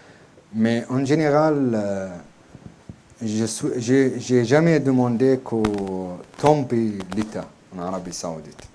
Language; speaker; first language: French; non-native, learner; Arabic